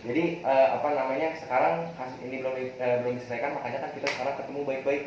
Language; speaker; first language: Indonesian; native; Indonesian